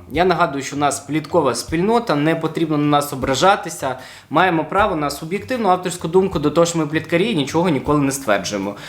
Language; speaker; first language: Ukrainian; non-native, local second language; Russian